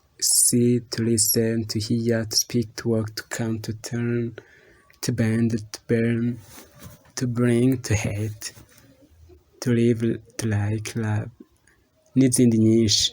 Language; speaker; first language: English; non-native, fluent; Rundi